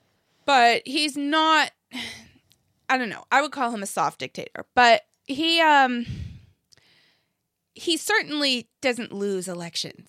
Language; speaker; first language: English; native; English